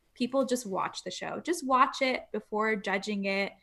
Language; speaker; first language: English; native; English